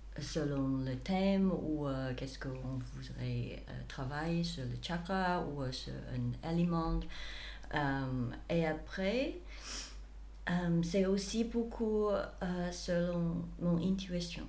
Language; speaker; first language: French; non-native, fluent; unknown